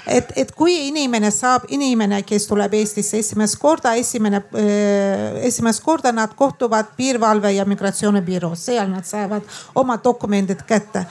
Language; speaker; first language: Estonian; non-native, fluent; Azerbaijani